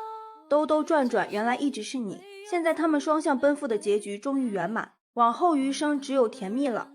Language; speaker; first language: Chinese; native; Chinese